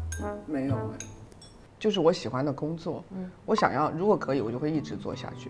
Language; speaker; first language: Chinese; native; Chinese